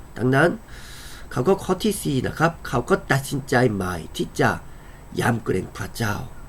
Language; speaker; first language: Thai; non-native, fluent; Korean